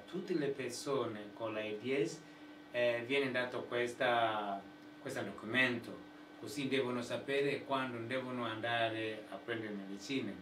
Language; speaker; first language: Italian; non-native, fluent; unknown